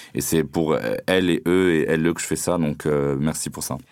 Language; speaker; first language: French; non-native, local second language; Arabic